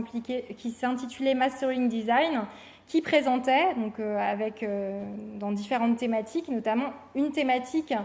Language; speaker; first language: French; native; French